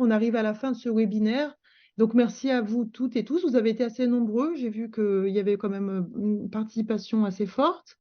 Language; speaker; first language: French; native; French